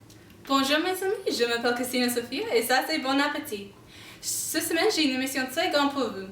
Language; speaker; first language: French; non-native, learner; English